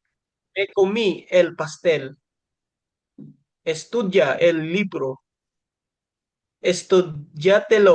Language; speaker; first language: Spanish; non-native, learner; Filipino